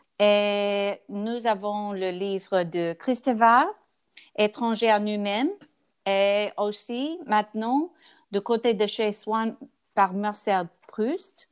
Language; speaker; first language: French; non-native, learner; English